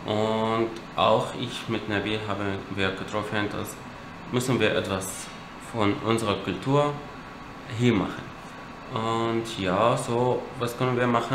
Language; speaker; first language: German; non-native, learner; Arabic